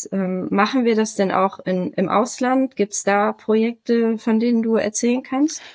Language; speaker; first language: German; native; German